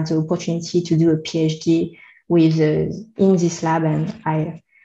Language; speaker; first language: English; non-native, learner; French